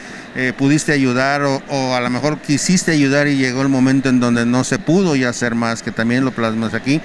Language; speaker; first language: Spanish; native; Spanish